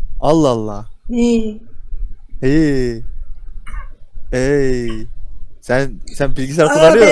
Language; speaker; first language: Turkish; native; Turkish